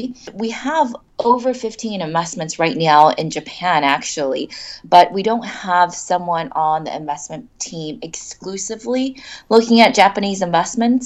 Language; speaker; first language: English; native; English